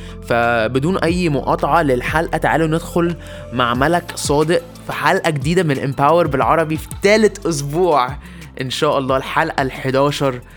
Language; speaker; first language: Arabic; early bilingual, heritage; Arabic